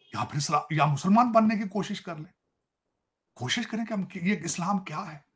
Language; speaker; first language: Urdu; non-native, local second language; Punjabi